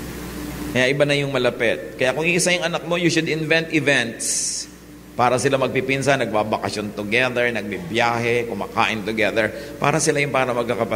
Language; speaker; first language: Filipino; native; Filipino